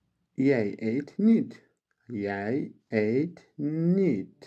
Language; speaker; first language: Dutch; non-native, learner; Turkish